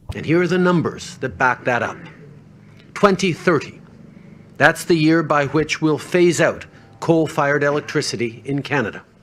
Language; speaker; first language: English; early bilingual, other home language; French